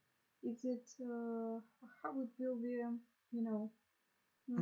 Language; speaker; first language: English; non-native, learner; Russian